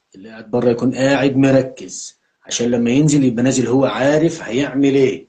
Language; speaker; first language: Arabic; native; Arabic